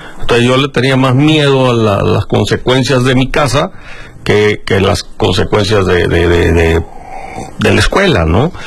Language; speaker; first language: Spanish; native; Spanish